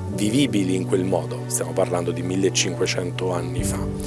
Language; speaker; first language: Italian; native; Italian